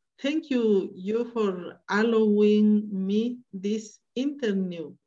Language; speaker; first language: English; non-native, learner; Spanish